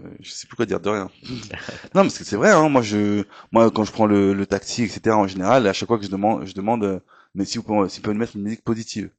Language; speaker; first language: French; native; French